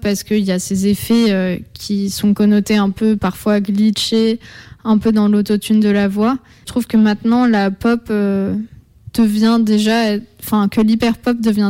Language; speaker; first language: French; native; French